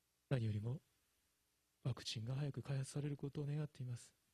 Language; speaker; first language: Japanese; native; Japanese